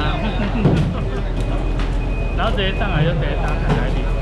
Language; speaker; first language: Chinese; native; Chinese